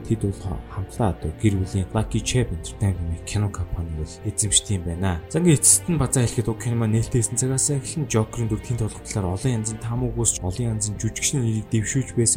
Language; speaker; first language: Mongolian; native; Mongolian